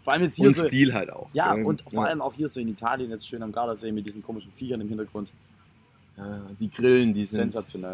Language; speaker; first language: German; native; German